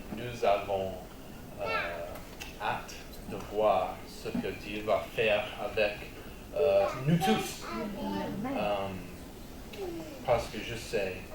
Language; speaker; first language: French; non-native, learner; English